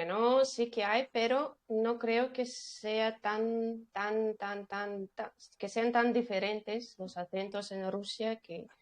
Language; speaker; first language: Spanish; non-native, fluent; Russian